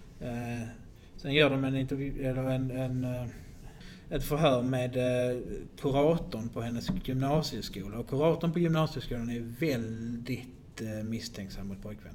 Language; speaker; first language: Swedish; native; Swedish